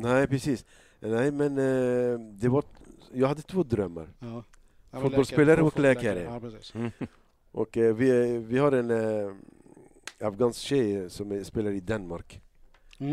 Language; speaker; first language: Swedish; non-native, learner; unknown